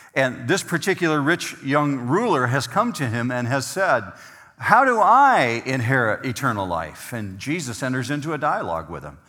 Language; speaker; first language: English; native; English